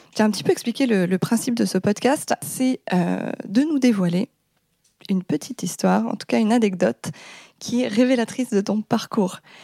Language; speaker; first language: French; native; French